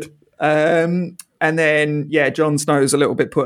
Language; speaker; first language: English; native; English